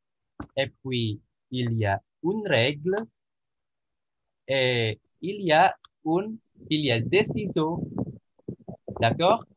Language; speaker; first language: French; non-native, learner; Indonesian